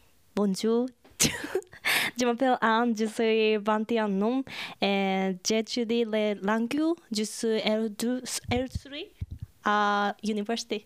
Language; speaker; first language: French; non-native, learner; Japanese